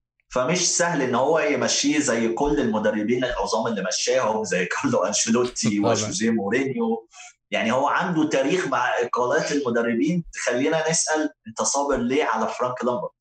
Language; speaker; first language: Arabic; native; Arabic